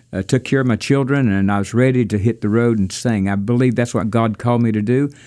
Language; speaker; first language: English; native; English